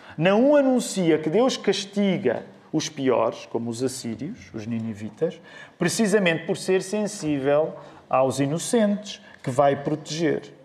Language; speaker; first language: Portuguese; native; Portuguese